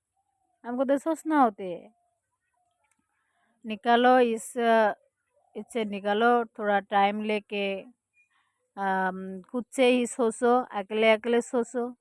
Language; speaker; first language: Hindi; non-native, fluent; Bangla